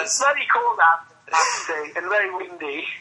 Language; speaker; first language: English; non-native, fluent; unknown